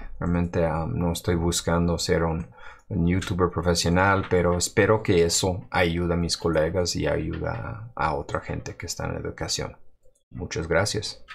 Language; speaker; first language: Spanish; non-native, fluent; English